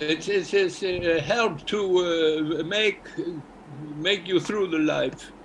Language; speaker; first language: English; non-native, learner; Icelandic